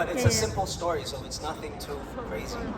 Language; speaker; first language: English; non-native, fluent; Chinese